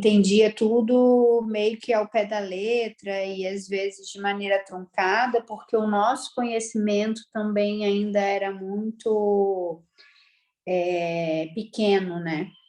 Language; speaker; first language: Portuguese; native; Portuguese